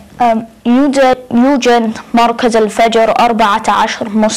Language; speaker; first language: Arabic; non-native, learner; English